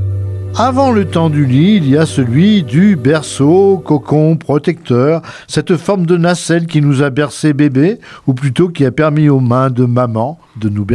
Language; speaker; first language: French; native; French